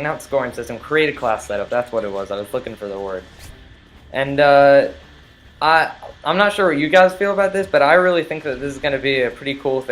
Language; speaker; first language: English; native; English